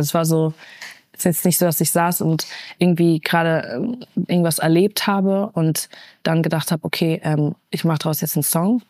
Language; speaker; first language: German; native; German